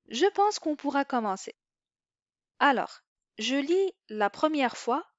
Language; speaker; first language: French; non-native, local second language; Arabic